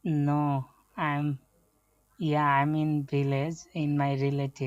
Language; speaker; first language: English; non-native, learner; Bangla